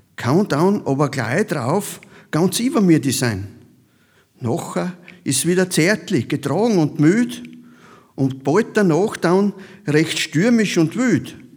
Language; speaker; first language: German; native; German